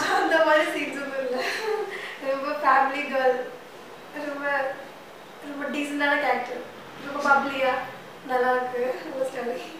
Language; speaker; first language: Tamil; non-native, learner; Malayalam